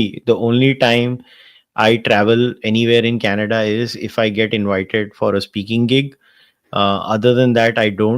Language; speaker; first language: English; non-native, local second language; Hindi